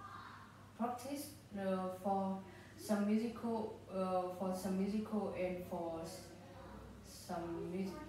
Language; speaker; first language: English; non-native, learner; Vietnamese